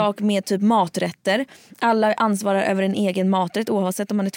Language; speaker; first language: Swedish; native; Swedish